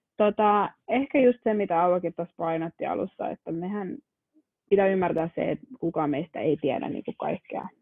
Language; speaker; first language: Finnish; early bilingual, other home language; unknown